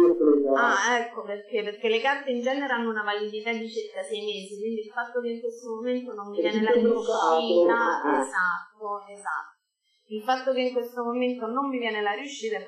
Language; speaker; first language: Italian; native; Italian